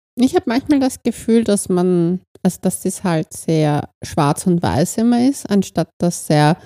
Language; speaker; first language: German; native; German